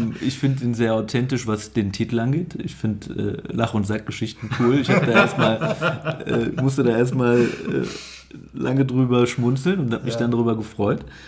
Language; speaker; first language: German; native; German